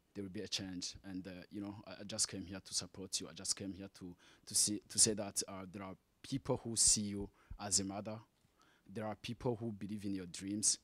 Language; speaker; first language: English; non-native, fluent; Rundi